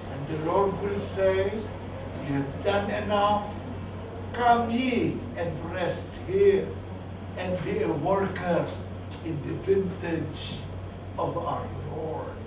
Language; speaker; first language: English; non-native, local second language; Filipino